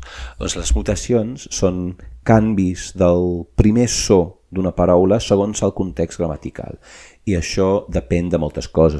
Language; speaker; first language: Catalan; non-native, fluent; English